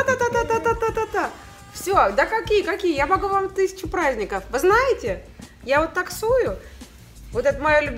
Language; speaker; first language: Russian; native; Russian